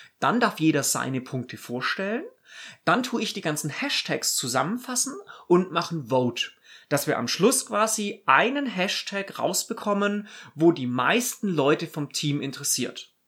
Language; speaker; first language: German; native; German